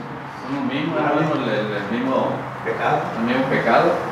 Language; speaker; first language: Spanish; native; Spanish